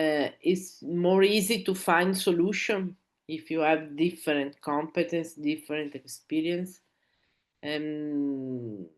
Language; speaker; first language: English; non-native, learner; Italian